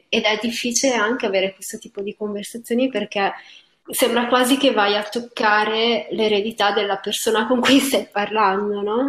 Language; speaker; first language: Italian; early bilingual, other home language; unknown